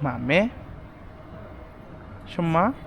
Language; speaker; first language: Chinese; non-native, learner; Hindi